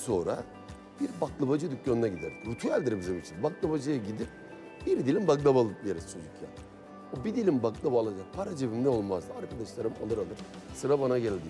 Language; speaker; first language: Turkish; native; Turkish